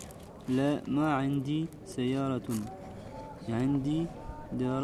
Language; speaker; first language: Arabic; non-native, learner; French